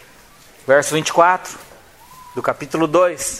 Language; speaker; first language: Portuguese; native; Portuguese